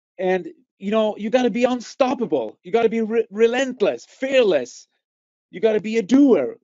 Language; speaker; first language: English; non-native, fluent; Swedish